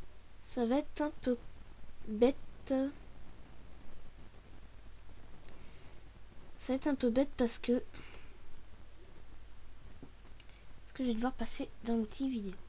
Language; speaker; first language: French; native; French